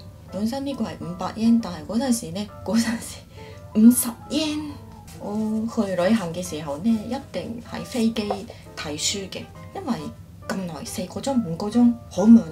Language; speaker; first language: Cantonese; non-native, fluent; Japanese